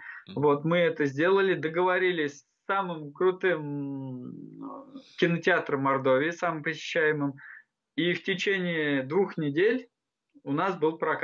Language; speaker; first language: Russian; non-native, local second language; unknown